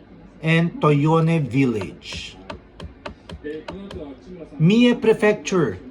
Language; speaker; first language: English; non-native, local second language; Filipino